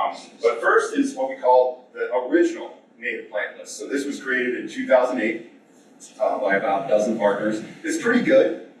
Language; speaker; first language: English; native; English